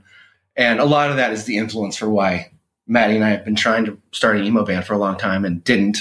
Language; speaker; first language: English; native; English